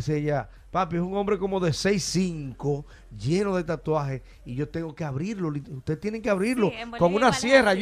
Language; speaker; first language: Spanish; native; Spanish